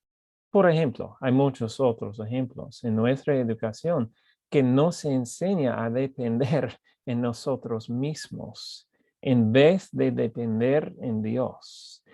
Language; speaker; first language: Spanish; non-native, fluent; English